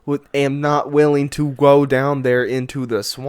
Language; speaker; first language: English; native; English